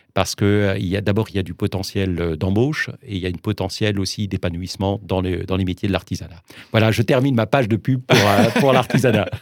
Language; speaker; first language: French; native; French